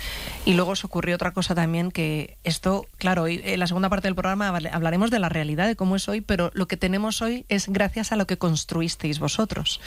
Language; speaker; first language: Spanish; native; Spanish